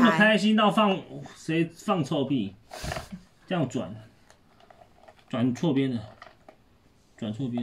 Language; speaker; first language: Chinese; native; Chinese